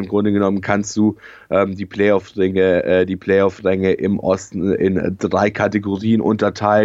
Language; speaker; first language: German; native; German